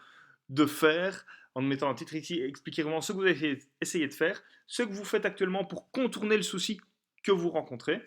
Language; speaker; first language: French; native; French